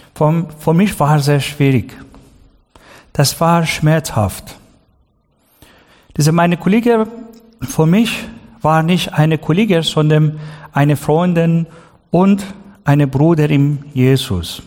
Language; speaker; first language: German; non-native, learner; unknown